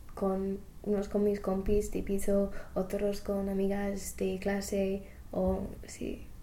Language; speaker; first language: Spanish; non-native, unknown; English